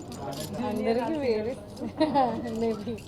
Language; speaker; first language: Telugu; non-native, fluent; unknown